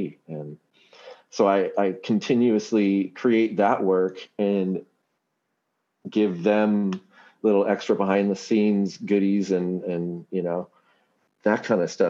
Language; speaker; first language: English; native; English